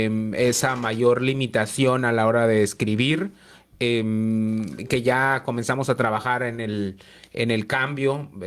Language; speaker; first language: Spanish; native; Spanish